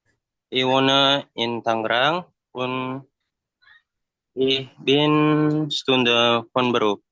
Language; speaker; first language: German; non-native, learner; Indonesian